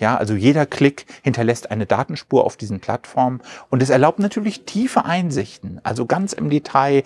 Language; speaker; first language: German; native; German